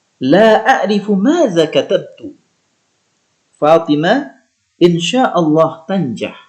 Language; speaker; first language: Arabic; non-native, fluent; Indonesian